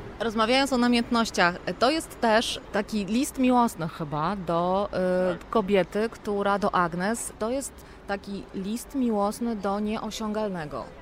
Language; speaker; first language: Polish; native; Polish